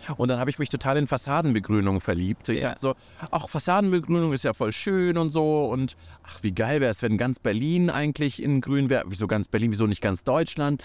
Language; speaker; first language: German; early bilingual, other home language; Russian